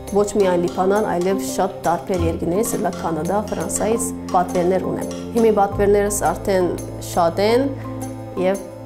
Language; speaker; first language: Armenian; early bilingual, heritage; Armenian